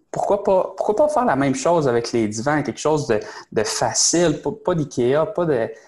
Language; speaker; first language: French; native; French